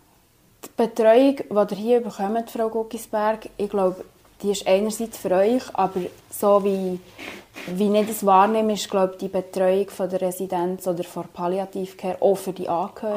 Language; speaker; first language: German; native; German